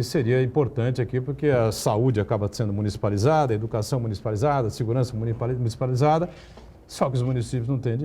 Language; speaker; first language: Portuguese; native; Portuguese